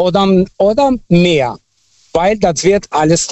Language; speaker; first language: German; non-native, fluent; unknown